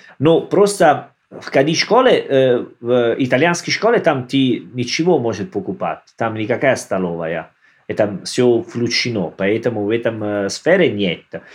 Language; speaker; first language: Russian; non-native, learner; Italian